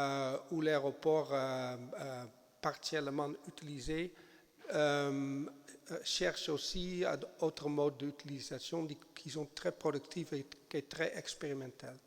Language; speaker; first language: French; non-native, fluent; German